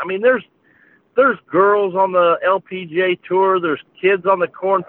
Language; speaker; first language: English; native; English